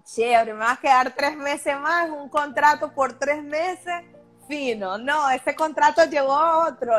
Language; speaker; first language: Spanish; native; Spanish